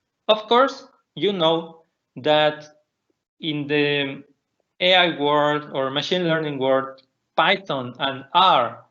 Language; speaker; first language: English; non-native, fluent; Spanish